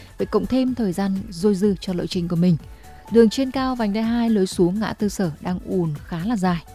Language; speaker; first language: Vietnamese; native; Vietnamese